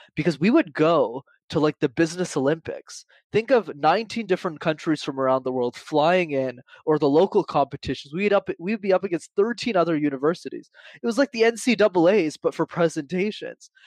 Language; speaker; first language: English; native; English